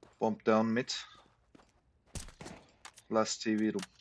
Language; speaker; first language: English; non-native, learner; Turkish